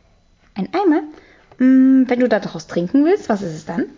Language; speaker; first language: German; native; German